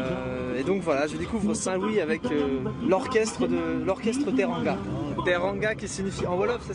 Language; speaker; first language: French; native; French